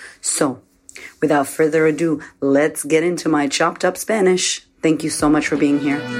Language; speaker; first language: English; native; English